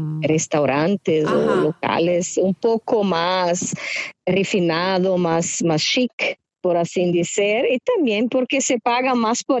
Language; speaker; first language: Spanish; non-native, fluent; Portuguese